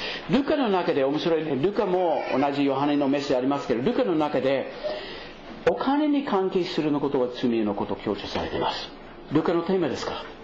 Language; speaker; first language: Japanese; non-native, fluent; English